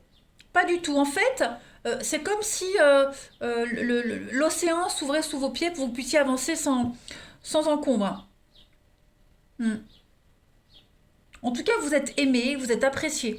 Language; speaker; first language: French; native; French